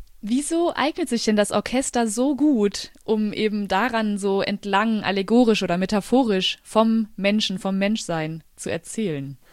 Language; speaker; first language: German; native; German